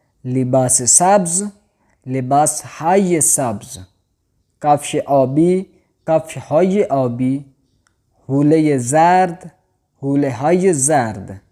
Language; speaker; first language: Persian; non-native, fluent; Urdu